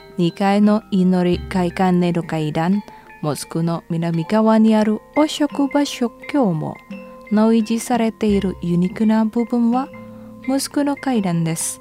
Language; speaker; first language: Japanese; non-native, fluent; Indonesian